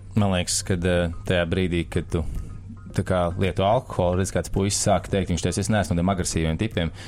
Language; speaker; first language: Latvian; native; Latvian